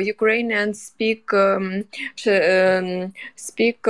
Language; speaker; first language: English; non-native, learner; Ukrainian